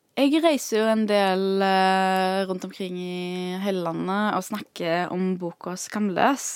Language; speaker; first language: Norwegian; early bilingual, other home language; Arabic